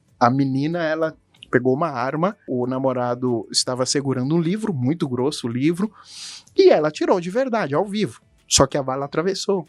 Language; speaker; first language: Portuguese; non-native, fluent; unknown